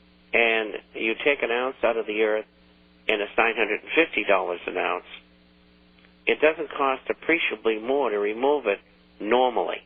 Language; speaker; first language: English; native; English